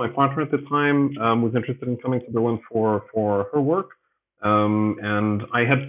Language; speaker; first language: English; native; English